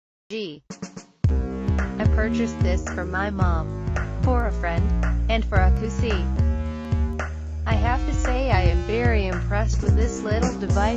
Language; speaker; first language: English; native; English